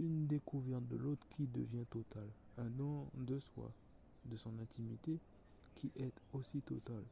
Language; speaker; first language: French; native; French